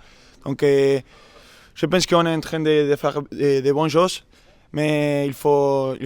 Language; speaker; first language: French; non-native, learner; Spanish